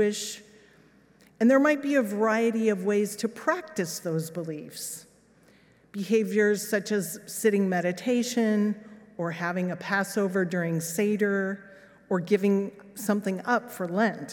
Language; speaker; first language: English; native; English